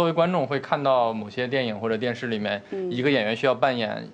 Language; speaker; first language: Chinese; native; Chinese